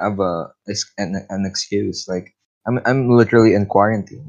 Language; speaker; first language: English; non-native, local second language; Filipino